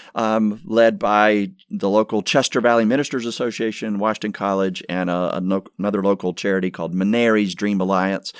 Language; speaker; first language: English; native; English